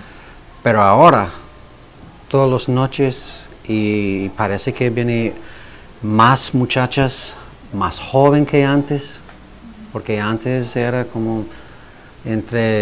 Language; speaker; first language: Spanish; non-native, learner; English